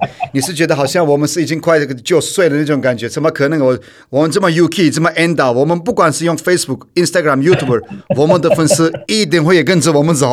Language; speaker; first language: Chinese; non-native, fluent; Turkish